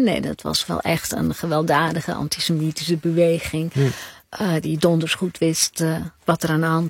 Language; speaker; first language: Dutch; native; Dutch